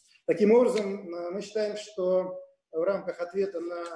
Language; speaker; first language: Russian; native; Russian